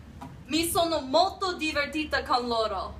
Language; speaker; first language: Italian; non-native, learner; English